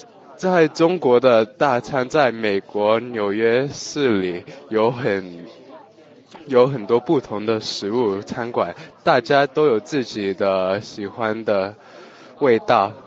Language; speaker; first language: Chinese; non-native, learner; English